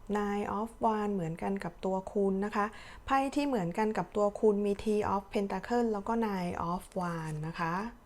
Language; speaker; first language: Thai; native; Thai